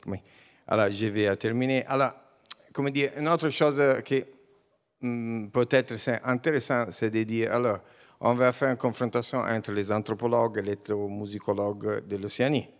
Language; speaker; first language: French; non-native, learner; Italian